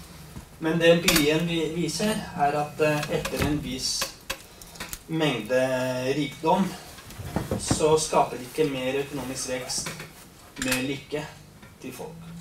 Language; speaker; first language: Norwegian; non-native, fluent; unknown